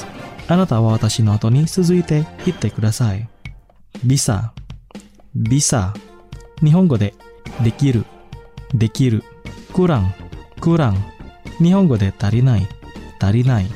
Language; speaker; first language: Japanese; non-native, fluent; Indonesian